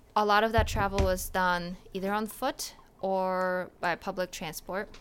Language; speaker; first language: English; early bilingual, other home language; Polish